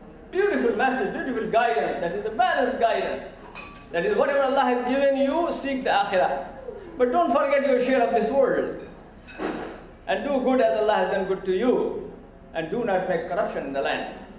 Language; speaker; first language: English; non-native, local second language; Urdu